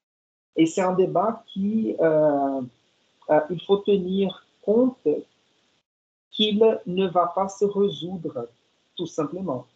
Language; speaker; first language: French; non-native, fluent; Portuguese